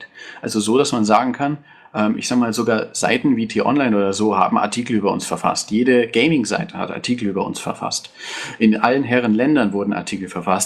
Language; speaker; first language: German; native; German